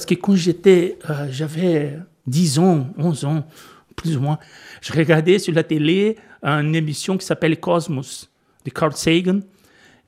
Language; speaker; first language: French; non-native, fluent; Portuguese